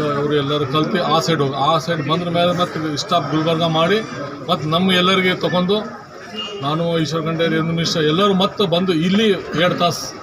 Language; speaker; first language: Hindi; non-native, local second language; Urdu